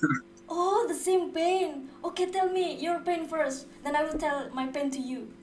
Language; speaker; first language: English; non-native, learner; Indonesian